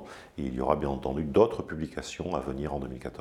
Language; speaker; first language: French; native; French